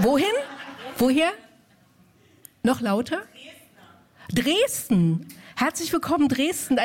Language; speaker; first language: German; native; German